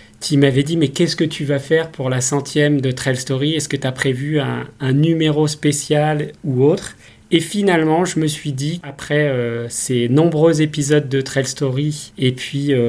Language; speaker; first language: French; native; French